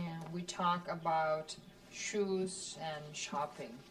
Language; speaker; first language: English; non-native, learner; Spanish